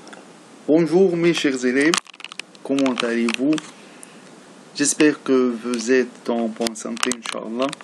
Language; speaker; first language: French; non-native, learner; Arabic